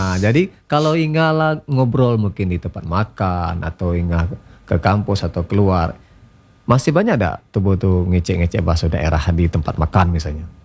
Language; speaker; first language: Indonesian; native; Indonesian